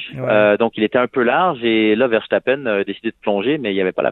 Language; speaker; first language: French; native; French